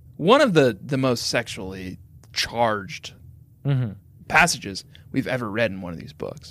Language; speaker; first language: English; native; English